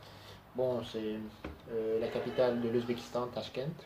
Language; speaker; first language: French; non-native, learner; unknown